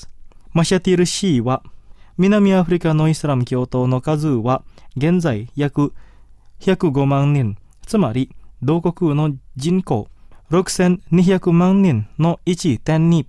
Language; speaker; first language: Japanese; non-native, fluent; Indonesian